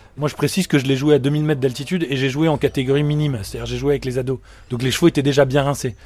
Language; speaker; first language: French; native; French